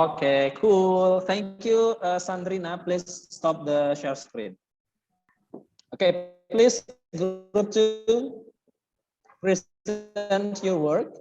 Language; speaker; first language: English; non-native, fluent; Indonesian